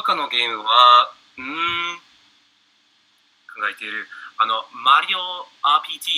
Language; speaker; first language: Japanese; non-native, learner; English